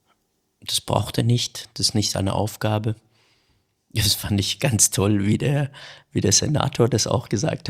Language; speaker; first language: German; early bilingual, other home language; Persian